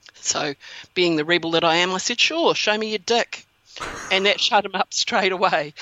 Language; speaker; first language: English; native; English